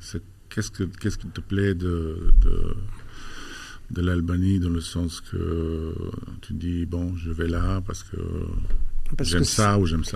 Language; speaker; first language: French; non-native, fluent; Albanian